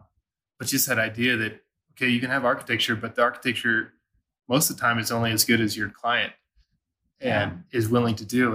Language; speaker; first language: English; native; English